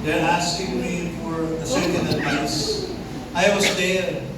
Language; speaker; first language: English; non-native, local second language; Filipino